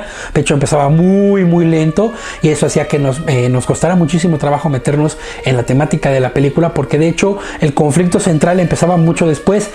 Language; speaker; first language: Spanish; native; Spanish